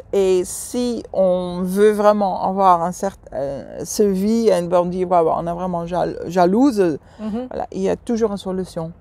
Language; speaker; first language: French; non-native, fluent; Dutch